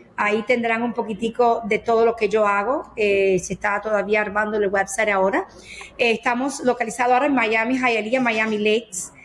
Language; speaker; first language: Spanish; early bilingual, heritage; Spanish